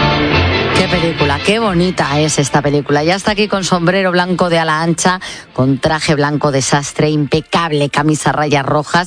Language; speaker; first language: Spanish; native; Spanish